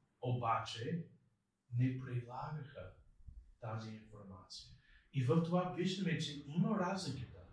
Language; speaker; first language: Bulgarian; non-native, fluent; English